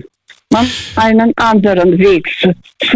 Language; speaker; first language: German; early bilingual, heritage; Russian